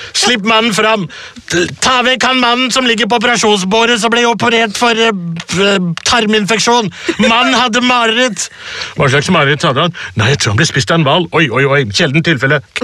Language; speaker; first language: Norwegian; early bilingual, other home language; Urdu